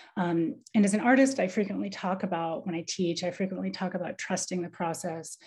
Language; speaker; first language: English; native; English